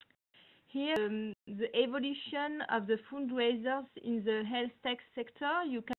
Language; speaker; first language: English; non-native, learner; French